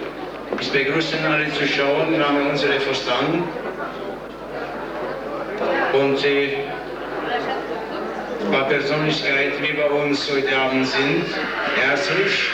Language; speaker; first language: German; non-native, fluent; Italian